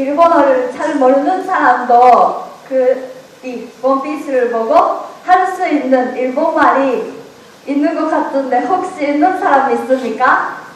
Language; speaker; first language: Korean; non-native, learner; Japanese